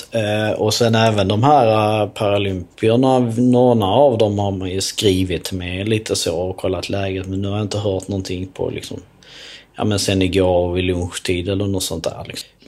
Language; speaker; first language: Swedish; early bilingual, other home language; Albanian